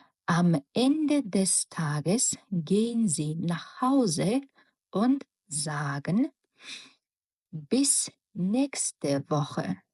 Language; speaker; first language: German; non-native, fluent; Mongolian